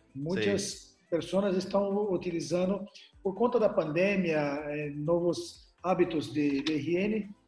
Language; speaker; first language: Spanish; non-native, learner; Portuguese